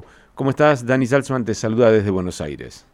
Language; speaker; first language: Spanish; native; Spanish